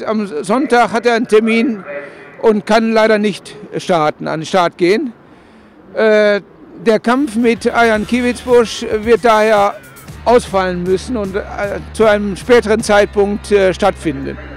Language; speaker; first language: German; native; German